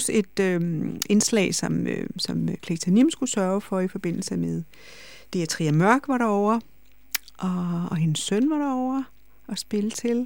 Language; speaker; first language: Danish; native; Danish